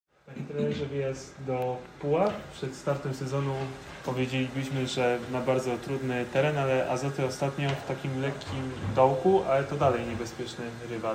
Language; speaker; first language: Polish; native; Polish